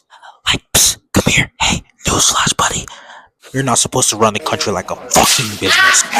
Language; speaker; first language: English; native; English